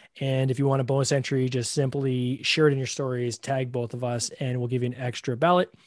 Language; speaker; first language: English; native; English